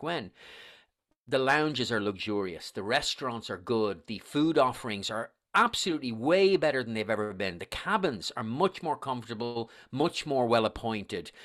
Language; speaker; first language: English; native; English